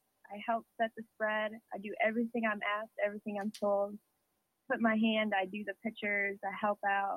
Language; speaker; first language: English; native; English